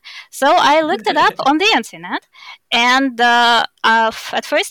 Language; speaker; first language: English; non-native, fluent; Russian